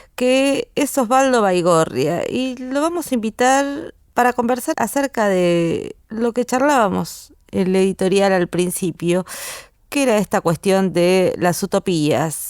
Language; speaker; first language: Spanish; native; Spanish